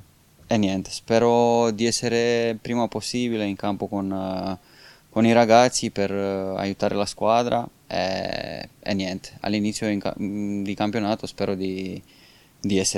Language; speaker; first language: Italian; non-native, fluent; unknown